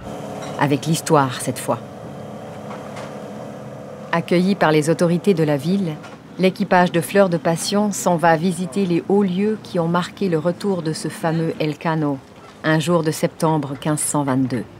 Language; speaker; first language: French; native; French